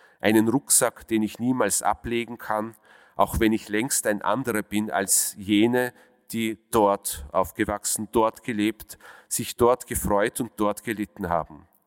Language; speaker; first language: German; early bilingual, other home language; Russian